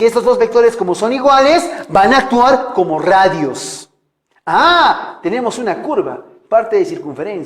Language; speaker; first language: Spanish; native; Spanish